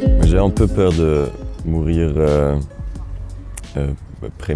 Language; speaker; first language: French; non-native, fluent; German